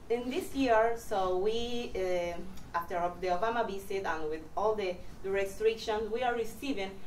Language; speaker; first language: English; non-native, fluent; Spanish